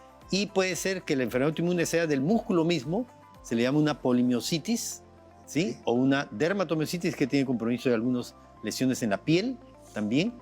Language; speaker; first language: Spanish; native; Spanish